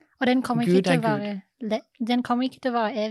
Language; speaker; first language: Norwegian; non-native, fluent; English